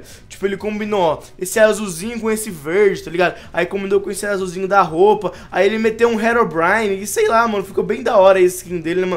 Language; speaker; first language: Portuguese; native; Portuguese